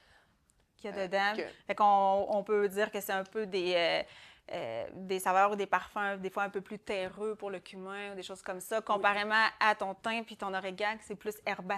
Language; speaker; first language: French; native; French